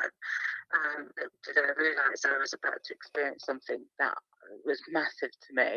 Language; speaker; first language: English; native; English